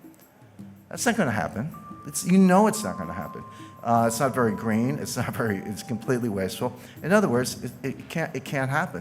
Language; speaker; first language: English; native; English